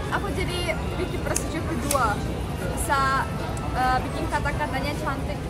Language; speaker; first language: Indonesian; non-native, fluent; Russian